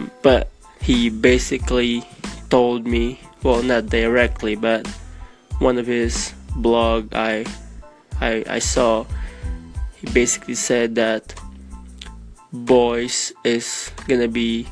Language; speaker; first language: English; non-native, local second language; Filipino